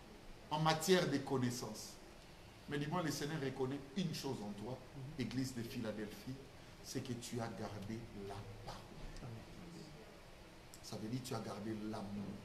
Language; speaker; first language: French; non-native, local second language; Lingala